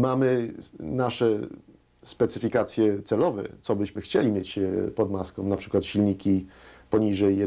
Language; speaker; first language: Polish; early bilingual, heritage; Polish